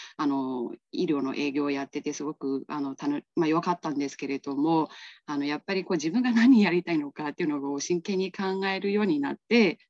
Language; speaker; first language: Japanese; non-native, fluent; Burmese